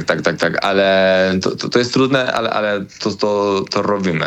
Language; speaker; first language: Polish; non-native, learner; Spanish